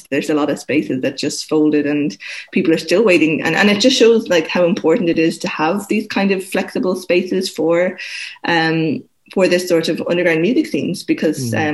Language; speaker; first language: English; native; English